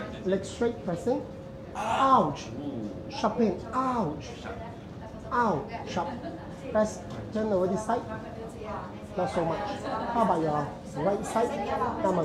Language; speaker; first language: English; non-native, local second language; Chinese